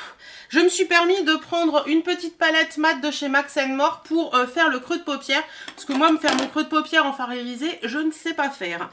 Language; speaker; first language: French; native; French